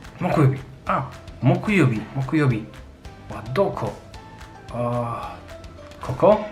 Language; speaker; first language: Japanese; non-native, fluent; Polish